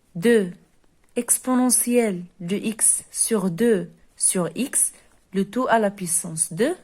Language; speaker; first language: French; non-native, local second language; Arabic